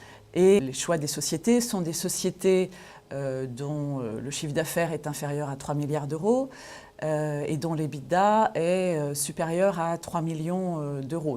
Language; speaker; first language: French; native; French